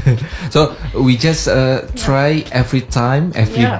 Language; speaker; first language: English; non-native, learner; Indonesian